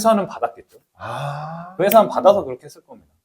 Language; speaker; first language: Korean; native; Korean